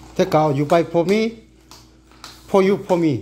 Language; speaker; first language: English; non-native, learner; Korean